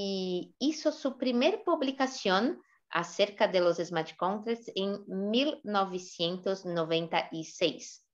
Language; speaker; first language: Spanish; non-native, fluent; Portuguese